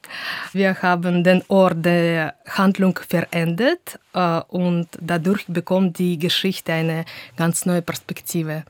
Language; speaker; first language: German; non-native, fluent; Russian